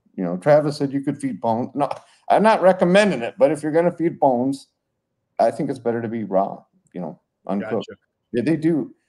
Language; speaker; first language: English; native; English